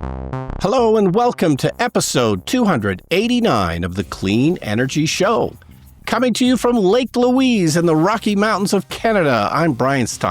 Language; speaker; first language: English; native; English